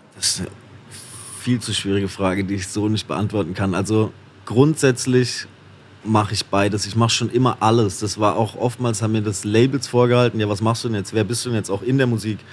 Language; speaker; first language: German; native; German